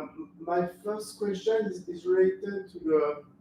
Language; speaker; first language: English; non-native, fluent; French